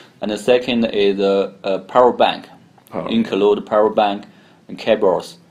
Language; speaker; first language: English; non-native, learner; Chinese